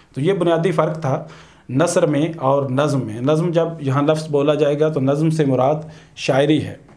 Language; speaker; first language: Urdu; non-native, local second language; Punjabi